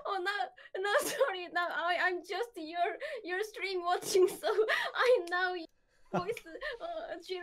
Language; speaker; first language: English; non-native, learner; Korean